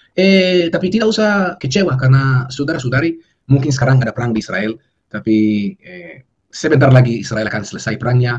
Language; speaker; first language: Indonesian; non-native, fluent; Hebrew